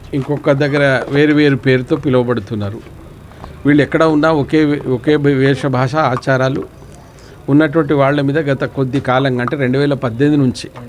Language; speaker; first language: Telugu; non-native, local second language; Lambadi